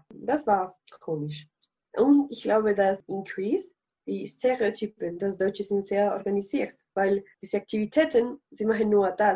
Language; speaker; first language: German; non-native, learner; Spanish